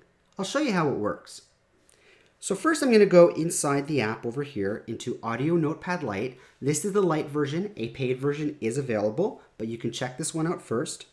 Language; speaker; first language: English; native; English